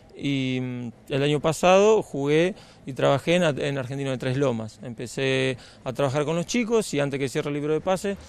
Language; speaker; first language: Spanish; native; Spanish